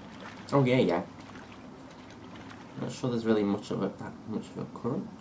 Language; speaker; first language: English; native; English